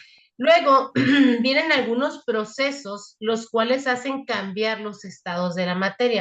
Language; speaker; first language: Spanish; native; Spanish